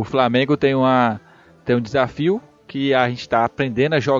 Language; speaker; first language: Portuguese; native; Portuguese